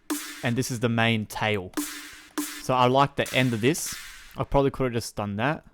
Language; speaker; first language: English; native; English